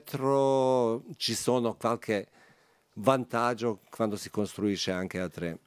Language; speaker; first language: Italian; non-native, fluent; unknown